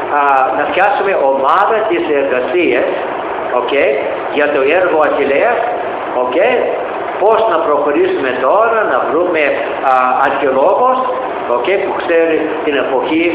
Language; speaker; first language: Greek; early bilingual, heritage; Greek